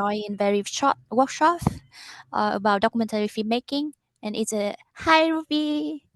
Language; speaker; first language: English; non-native, learner; Vietnamese